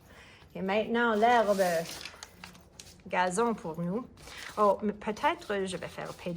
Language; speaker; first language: French; non-native, learner; English